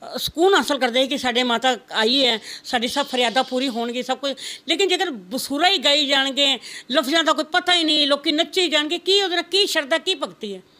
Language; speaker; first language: Punjabi; non-native, local second language; Rajasthani